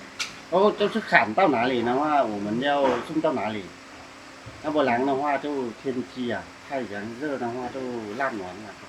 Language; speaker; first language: Chinese; non-native, fluent; Vietnamese